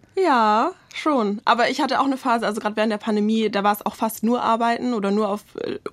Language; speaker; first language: German; native; German